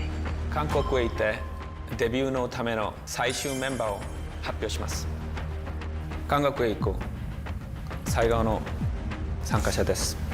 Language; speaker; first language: Japanese; non-native, learner; Korean